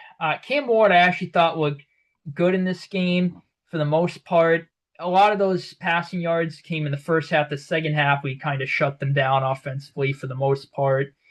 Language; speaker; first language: English; native; English